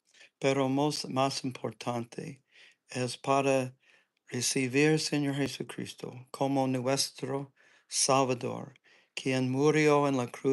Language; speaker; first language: Spanish; non-native, learner; English